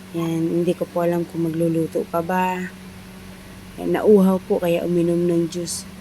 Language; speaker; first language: Filipino; non-native, local second language; Iloko